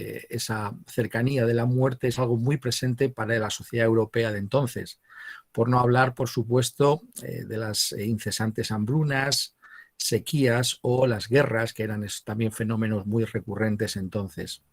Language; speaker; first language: Spanish; native; Spanish